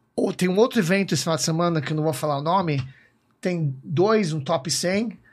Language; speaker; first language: Portuguese; non-native, fluent; English